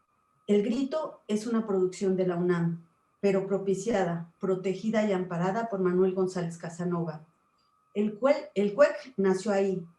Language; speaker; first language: Spanish; native; Spanish